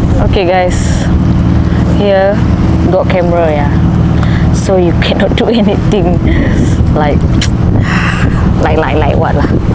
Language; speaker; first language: English; non-native, learner; Indonesian